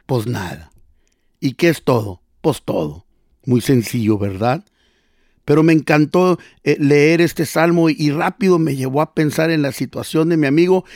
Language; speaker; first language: Spanish; early bilingual, heritage; Spanish